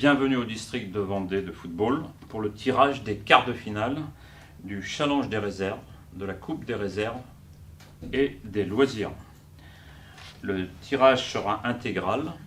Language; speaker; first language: French; native; French